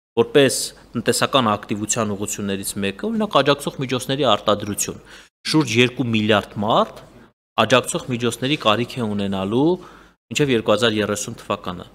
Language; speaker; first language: Armenian; native; Armenian